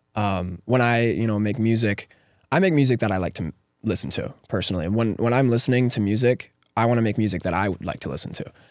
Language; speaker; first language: English; native; English